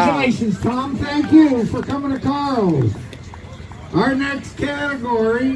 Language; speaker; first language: English; native; English